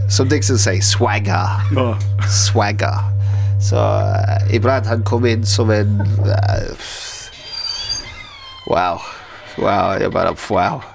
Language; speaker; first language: Swedish; non-native, learner; English